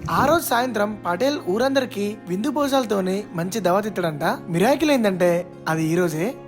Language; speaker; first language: Telugu; native; Telugu